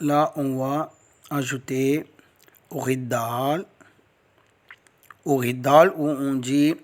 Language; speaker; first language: French; non-native, learner; Tamil